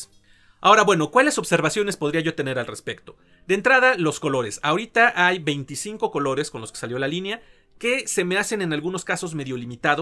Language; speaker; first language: Spanish; native; Spanish